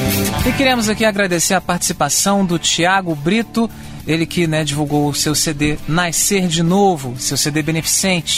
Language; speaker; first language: Portuguese; native; Portuguese